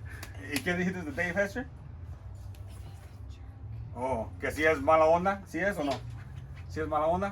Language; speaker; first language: Spanish; early bilingual, heritage; Spanish